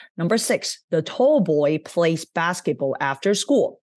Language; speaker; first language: English; non-native, fluent; Chinese